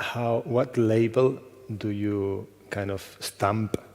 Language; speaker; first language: English; non-native, fluent; Catalan